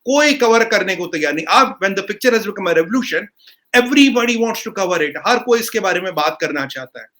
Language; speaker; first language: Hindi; non-native, local second language; Kashmiri